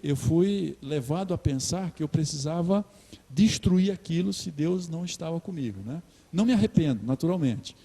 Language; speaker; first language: Portuguese; native; Portuguese